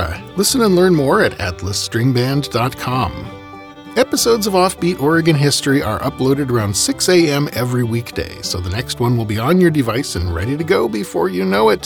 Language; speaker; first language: English; native; English